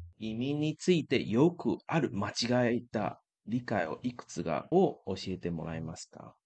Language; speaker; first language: Japanese; non-native, fluent; Chinese